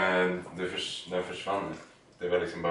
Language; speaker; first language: Swedish; native; Swedish